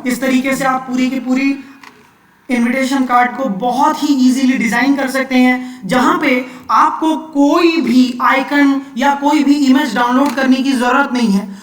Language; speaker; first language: Hindi; non-native, local second language; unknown